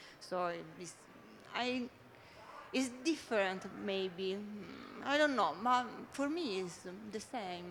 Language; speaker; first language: English; non-native, learner; Italian